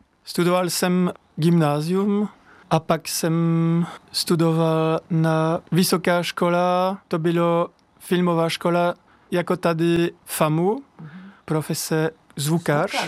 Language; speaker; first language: Czech; non-native, fluent; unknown